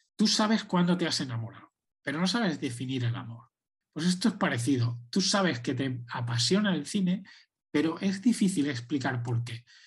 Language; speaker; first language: Spanish; native; Spanish